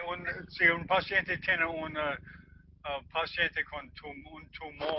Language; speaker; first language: Spanish; non-native, learner; English